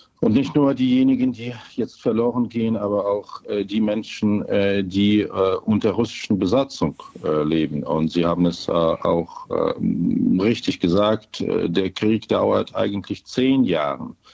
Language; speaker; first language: German; non-native, fluent; Ukrainian